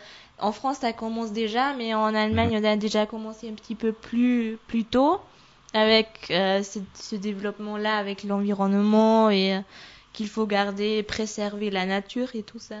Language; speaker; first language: French; non-native, fluent; German